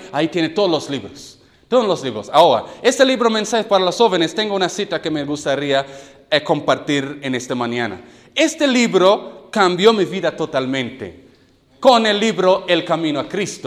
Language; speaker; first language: Spanish; non-native, learner; English